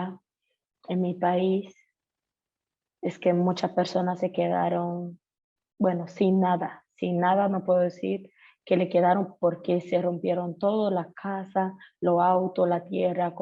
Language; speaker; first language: Spanish; non-native, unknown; Haitian Creole